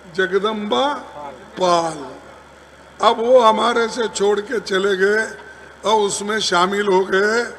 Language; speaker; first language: Hindi; non-native, local second language; Kannada